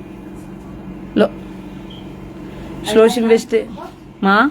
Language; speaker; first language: Hebrew; non-native, learner; Malayalam